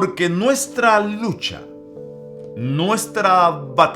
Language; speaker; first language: Spanish; native; Spanish